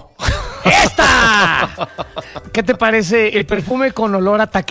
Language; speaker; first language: Spanish; native; Spanish